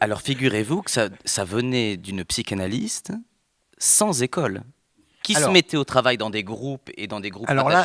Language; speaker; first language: French; native; French